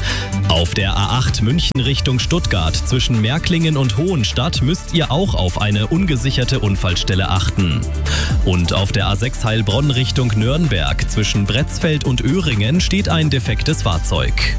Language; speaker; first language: German; native; German